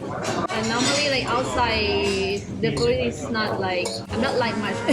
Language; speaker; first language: English; non-native, learner; Thai